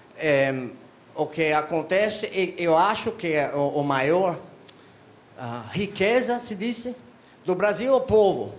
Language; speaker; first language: Portuguese; non-native, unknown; English